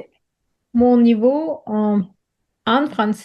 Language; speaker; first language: French; non-native, learner; Ukrainian